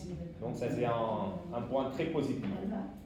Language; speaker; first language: French; non-native, fluent; Spanish